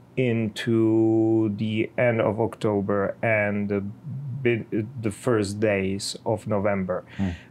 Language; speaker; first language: English; non-native, fluent; Czech